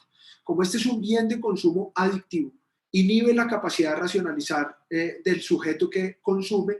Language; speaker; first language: Spanish; native; Spanish